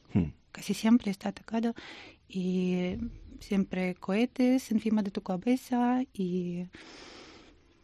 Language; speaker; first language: Spanish; non-native, learner; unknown